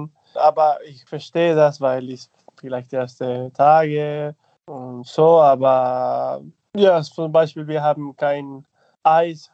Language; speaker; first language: German; non-native, fluent; Spanish